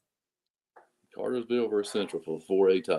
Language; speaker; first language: English; native; English